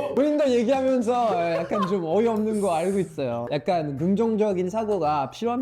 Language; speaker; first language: Korean; native; Korean